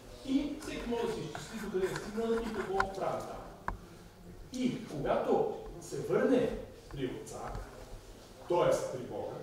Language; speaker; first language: Bulgarian; native; Bulgarian